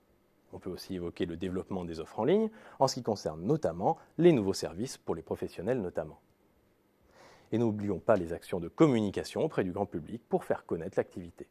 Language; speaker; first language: French; native; French